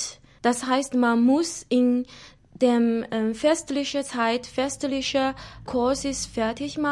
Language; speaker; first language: German; non-native, learner; Chinese